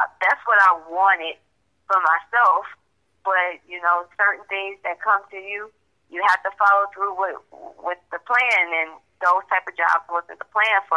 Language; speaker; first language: English; native; English